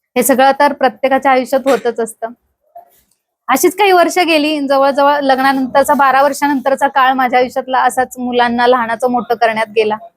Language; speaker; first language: Marathi; native; Marathi